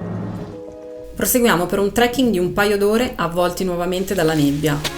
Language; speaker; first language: Italian; native; Italian